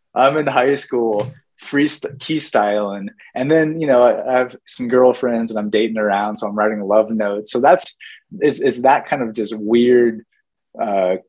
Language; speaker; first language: English; native; English